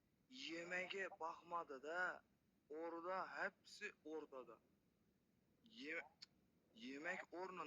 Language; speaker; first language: Turkish; non-native, learner; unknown